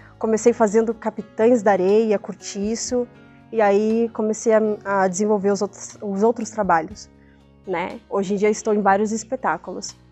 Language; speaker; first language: Portuguese; native; Portuguese